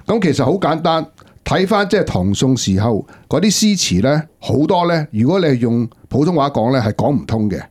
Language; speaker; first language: Cantonese; non-native, local second language; Wu Chinese